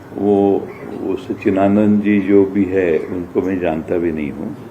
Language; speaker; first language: Hindi; non-native, local second language; Marathi